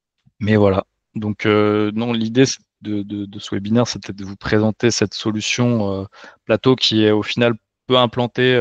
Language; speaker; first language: French; native; French